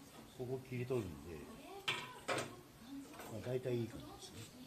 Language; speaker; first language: Japanese; native; Japanese